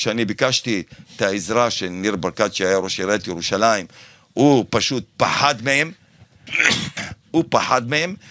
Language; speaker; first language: Hebrew; native; Hebrew